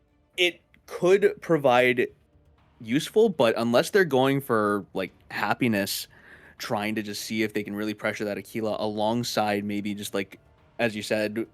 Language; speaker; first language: English; native; English